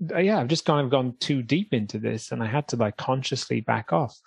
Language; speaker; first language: English; native; English